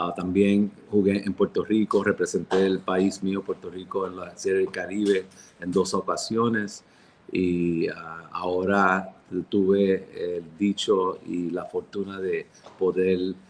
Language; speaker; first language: Spanish; early bilingual, heritage; Spanish